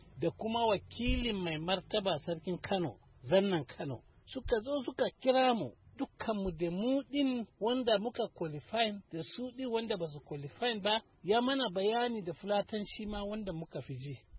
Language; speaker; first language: Hausa; non-native, local second language; Fula